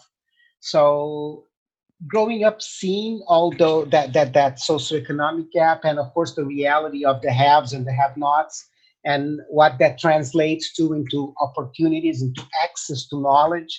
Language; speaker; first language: English; non-native, fluent; Portuguese